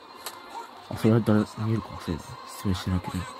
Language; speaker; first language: Japanese; native; Japanese